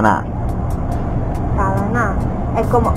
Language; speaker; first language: Spanish; non-native, learner; English